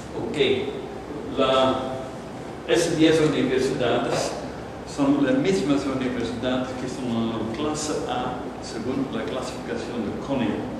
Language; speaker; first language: Spanish; non-native, fluent; Dutch